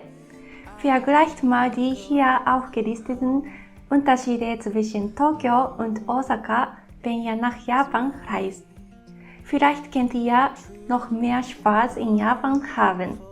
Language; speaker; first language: German; non-native, fluent; Japanese